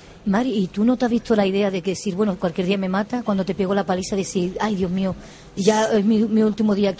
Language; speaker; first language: Spanish; native; Spanish